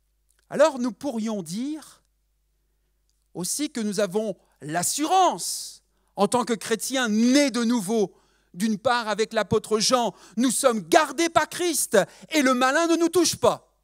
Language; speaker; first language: French; native; French